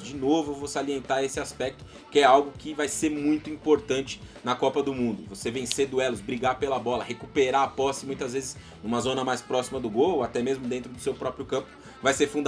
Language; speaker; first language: Portuguese; native; Portuguese